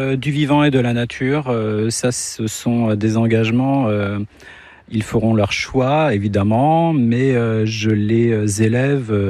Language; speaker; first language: French; native; French